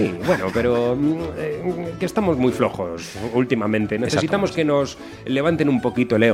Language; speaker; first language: Spanish; native; Spanish